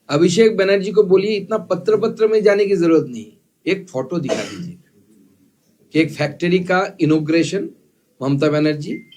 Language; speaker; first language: Hindi; non-native, local second language; Bangla